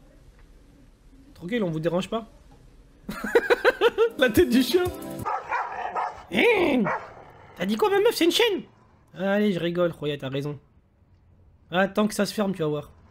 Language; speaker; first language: French; native; French